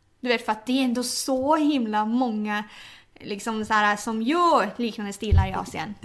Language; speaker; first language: Swedish; early bilingual, other home language; Thai